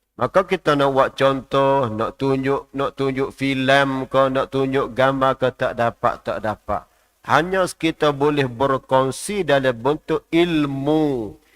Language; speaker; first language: Malay; native; Malay